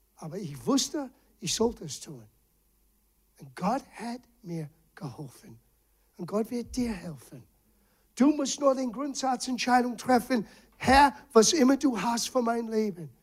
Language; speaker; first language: German; non-native, fluent; English